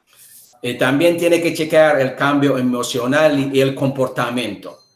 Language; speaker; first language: Spanish; non-native, learner; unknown